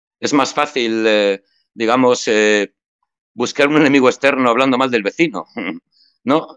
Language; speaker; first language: Spanish; native; Spanish